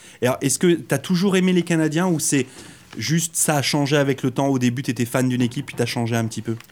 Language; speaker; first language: French; native; French